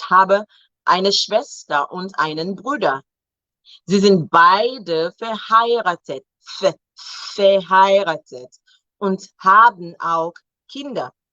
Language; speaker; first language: German; non-native, fluent; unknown